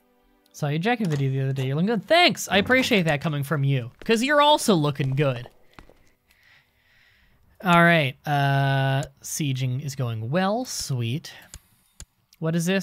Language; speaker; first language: English; native; English